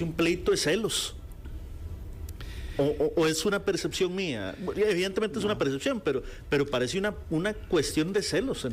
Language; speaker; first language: Spanish; native; Spanish